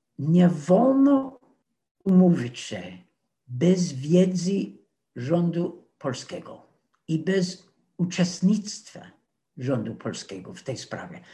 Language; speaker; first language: Polish; non-native, fluent; English